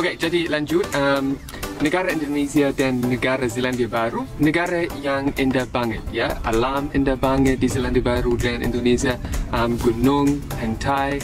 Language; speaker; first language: Indonesian; non-native, learner; English